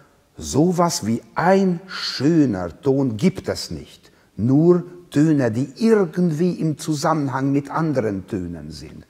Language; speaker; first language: German; non-native, fluent; Hungarian